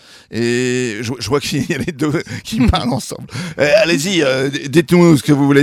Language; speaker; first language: French; native; French